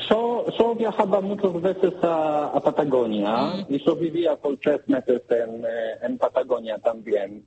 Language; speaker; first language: Spanish; non-native, learner; Polish